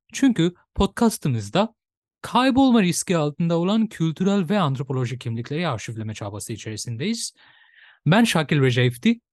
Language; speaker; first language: Turkish; non-native, fluent; Bangla